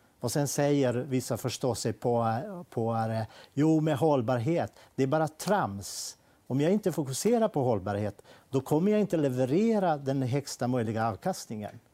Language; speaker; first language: Swedish; non-native, fluent; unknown